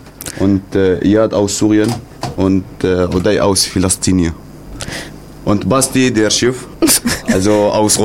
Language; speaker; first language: German; non-native, learner; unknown